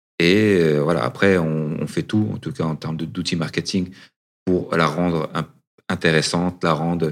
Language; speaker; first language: French; early bilingual, other home language; Arabic